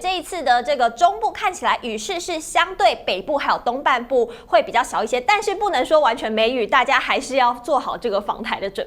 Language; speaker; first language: Chinese; native; Chinese